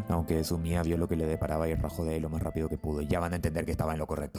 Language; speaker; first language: Spanish; native; Spanish